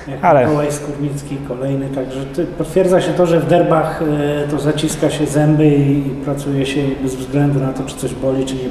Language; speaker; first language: Polish; native; Polish